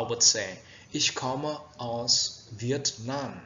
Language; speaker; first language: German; non-native, fluent; Vietnamese